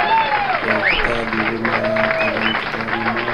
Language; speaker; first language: Indonesian; non-native, fluent; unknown